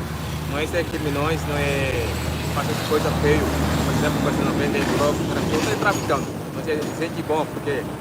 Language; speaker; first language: Portuguese; non-native, learner; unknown